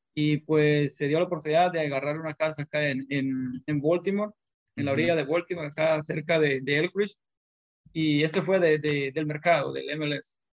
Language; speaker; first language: Spanish; native; Spanish